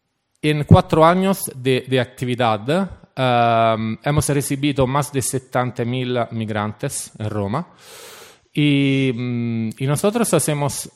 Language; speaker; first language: Spanish; non-native, fluent; Italian